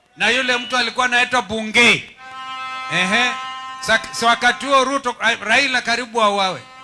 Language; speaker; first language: Swahili; non-native, local second language; Kamba